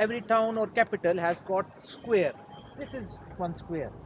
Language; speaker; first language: English; non-native, learner; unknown